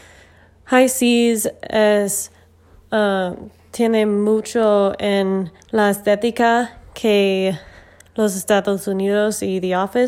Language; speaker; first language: Spanish; non-native, learner; English